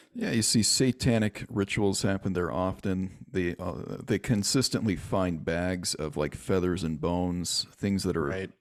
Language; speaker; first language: English; native; English